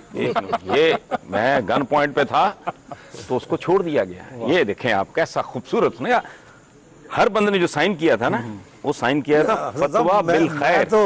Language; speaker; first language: Urdu; non-native, local second language; Punjabi